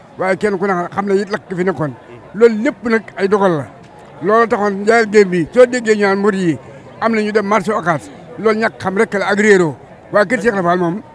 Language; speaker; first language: Wolof; native; Wolof